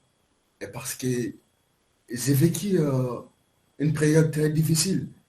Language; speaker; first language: French; non-native, learner; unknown